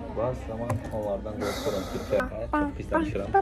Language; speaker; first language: Turkish; non-native, learner; Azerbaijani